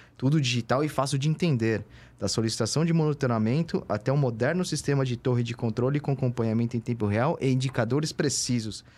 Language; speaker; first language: Portuguese; native; Portuguese